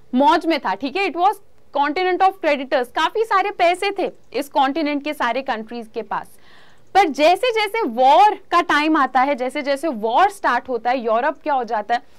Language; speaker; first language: Hindi; native; Hindi